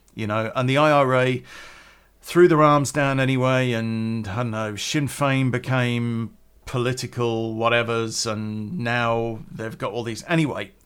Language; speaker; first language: English; native; English